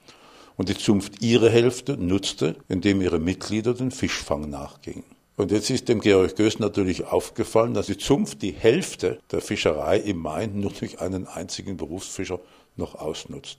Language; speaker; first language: German; native; German